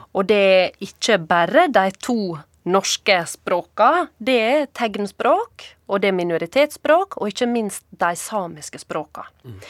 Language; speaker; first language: Norwegian; native; Norwegian